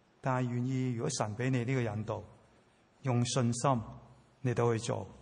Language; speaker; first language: Chinese; non-native, local second language; Cantonese